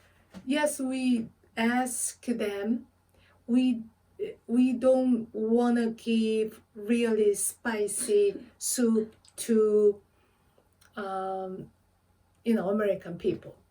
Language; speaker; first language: English; non-native, learner; Korean